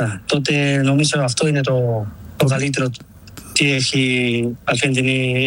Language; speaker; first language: Greek; non-native, learner; Spanish